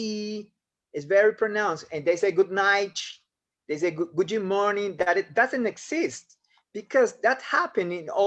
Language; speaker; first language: English; non-native, fluent; Spanish